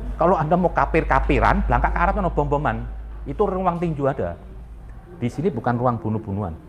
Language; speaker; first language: Indonesian; native; Indonesian